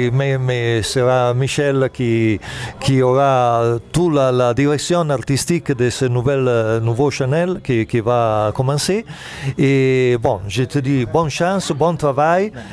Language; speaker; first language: French; non-native, fluent; Italian